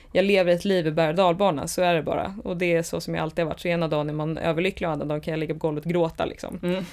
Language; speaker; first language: Swedish; native; Swedish